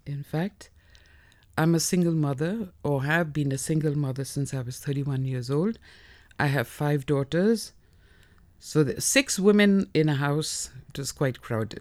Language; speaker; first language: English; non-native, local second language; Nepali